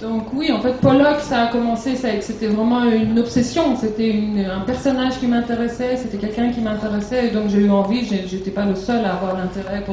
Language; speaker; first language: French; native; French